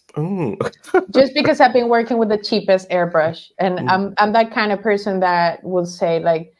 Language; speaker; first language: English; non-native, fluent; Spanish